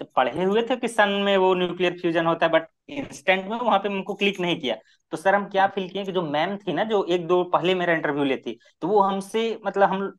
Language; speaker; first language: Hindi; native; Hindi